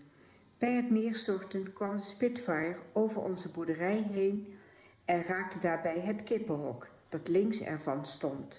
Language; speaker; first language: Dutch; native; Dutch